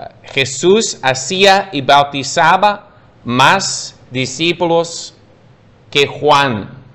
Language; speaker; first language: Spanish; non-native, fluent; English